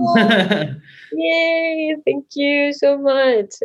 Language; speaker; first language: English; non-native, fluent; Japanese